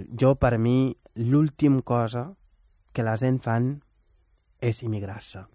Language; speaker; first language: Catalan; non-native, fluent; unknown